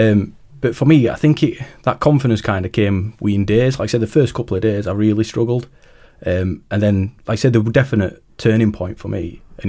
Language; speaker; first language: English; native; English